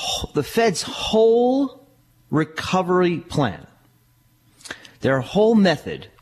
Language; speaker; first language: English; native; English